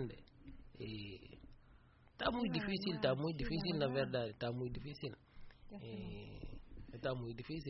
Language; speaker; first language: Spanish; non-native, learner; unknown